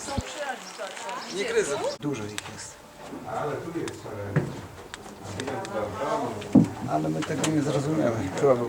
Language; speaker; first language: Polish; non-native, learner; Turkish